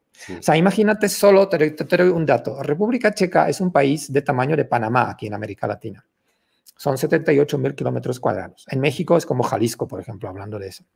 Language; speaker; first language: Spanish; non-native, fluent; Czech